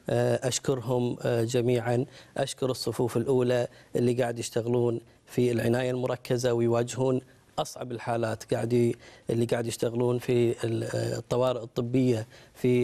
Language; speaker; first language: Arabic; native; Arabic